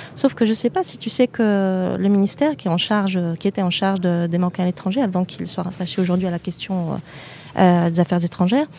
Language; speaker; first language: French; native; French